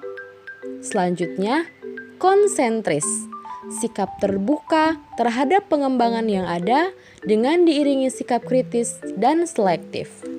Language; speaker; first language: Indonesian; native; Indonesian